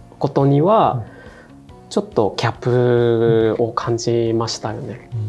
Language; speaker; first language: Japanese; non-native, fluent; Chinese